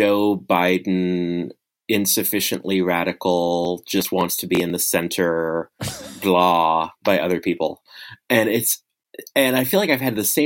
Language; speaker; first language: English; native; English